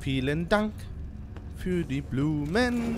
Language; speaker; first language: German; native; German